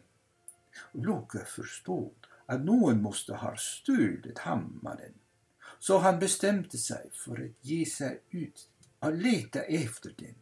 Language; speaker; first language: Swedish; non-native, fluent; English